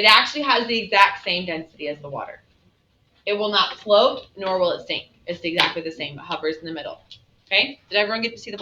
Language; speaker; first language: English; native; English